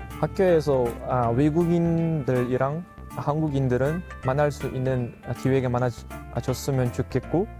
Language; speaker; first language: Korean; non-native, fluent; Uzbek